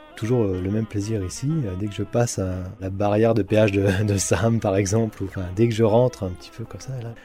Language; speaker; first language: French; native; French